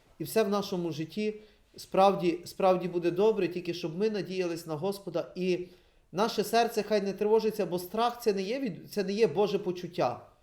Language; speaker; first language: Ukrainian; native; Ukrainian